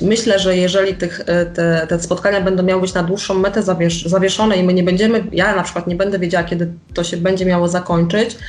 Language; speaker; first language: Polish; native; Polish